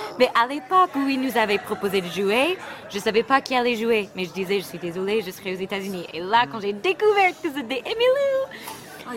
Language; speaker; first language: French; non-native, fluent; English